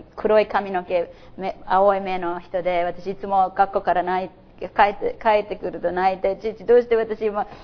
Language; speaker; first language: Japanese; non-native, fluent; English